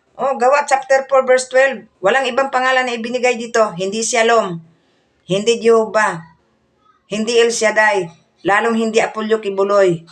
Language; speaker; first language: Filipino; non-native, local second language; Cebuano